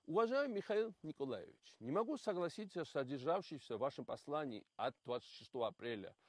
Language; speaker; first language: Russian; non-native, local second language; Georgian